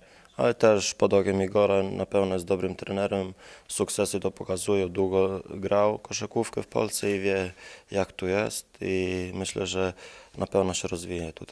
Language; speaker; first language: Polish; non-native, fluent; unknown